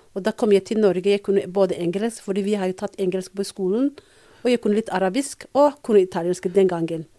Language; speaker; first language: Norwegian; non-native, fluent; Somali